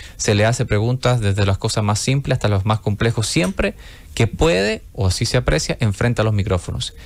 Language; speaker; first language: Spanish; native; Spanish